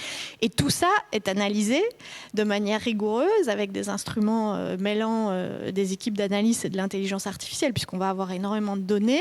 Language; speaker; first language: French; native; French